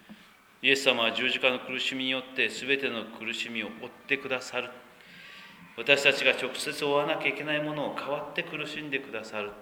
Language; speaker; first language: Japanese; native; Japanese